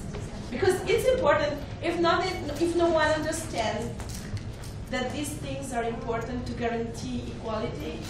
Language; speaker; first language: English; non-native, fluent; Italian